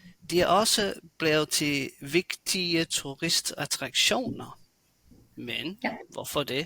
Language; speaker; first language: Danish; native; Danish